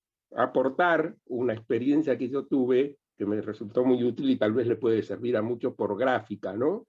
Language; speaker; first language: Spanish; native; Spanish